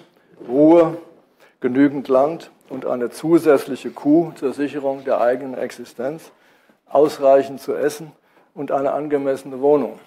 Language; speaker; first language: German; native; German